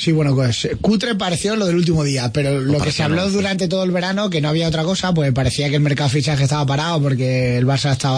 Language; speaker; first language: Spanish; native; Spanish